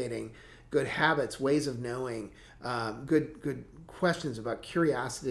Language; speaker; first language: English; native; English